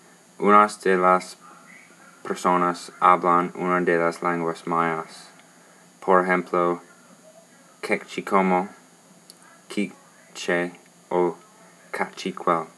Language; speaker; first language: Spanish; non-native, learner; English